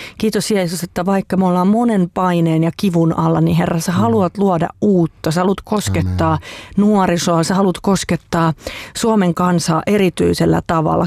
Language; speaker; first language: Finnish; native; Finnish